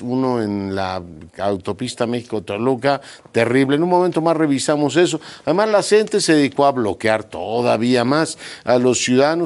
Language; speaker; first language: Spanish; native; Spanish